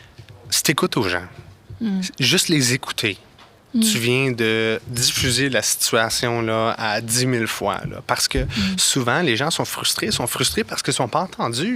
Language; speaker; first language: French; native; French